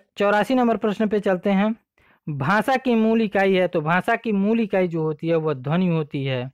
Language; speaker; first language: Hindi; native; Hindi